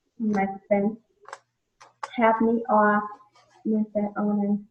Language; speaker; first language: English; non-native, learner; Vietnamese